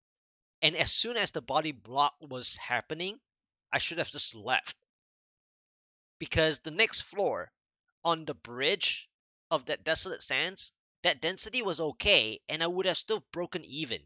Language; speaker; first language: English; native; English